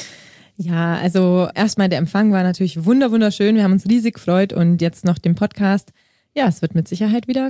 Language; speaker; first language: German; native; German